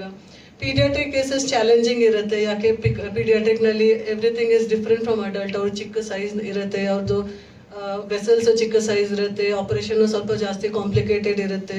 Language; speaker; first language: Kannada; non-native, local second language; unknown